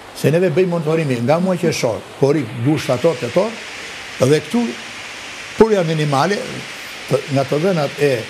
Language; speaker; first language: Albanian; native; Albanian